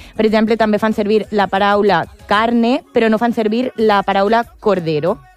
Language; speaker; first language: Catalan; native; Catalan